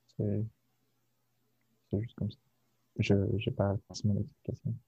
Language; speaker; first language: French; native; French